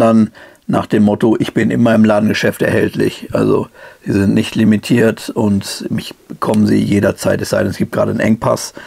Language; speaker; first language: German; native; German